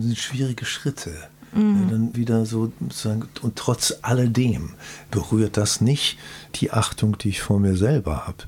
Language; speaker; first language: German; native; German